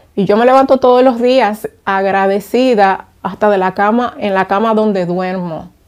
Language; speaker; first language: Spanish; native; Spanish